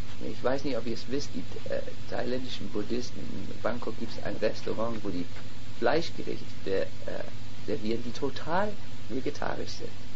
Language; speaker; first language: German; native; German